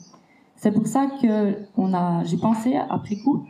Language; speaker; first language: French; native; French